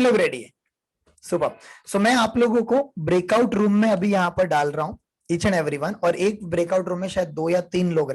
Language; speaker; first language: Hindi; native; Hindi